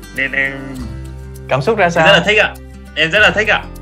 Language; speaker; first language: Vietnamese; native; Vietnamese